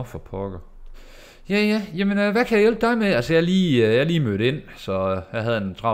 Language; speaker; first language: Danish; native; Danish